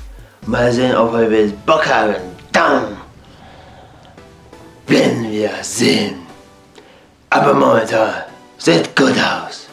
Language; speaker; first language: German; non-native, learner; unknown